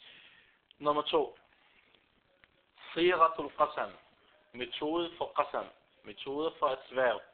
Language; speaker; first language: Danish; non-native, fluent; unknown